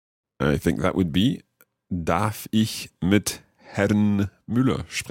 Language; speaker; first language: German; non-native, learner; English